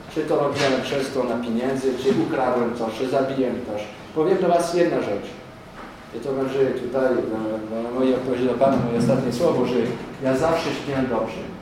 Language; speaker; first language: Polish; non-native, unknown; French